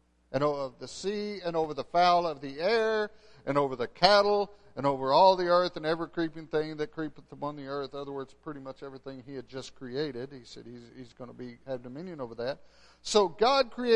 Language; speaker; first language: English; native; English